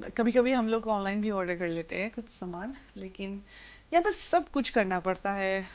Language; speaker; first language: Hindi; non-native, local second language; Assamese